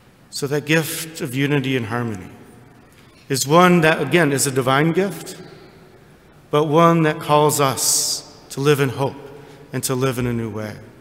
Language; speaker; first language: English; native; English